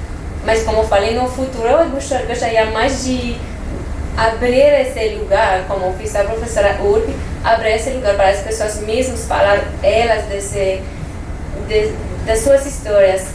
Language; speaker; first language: Portuguese; non-native, fluent; French